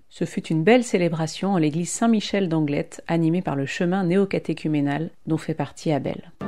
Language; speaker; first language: French; native; French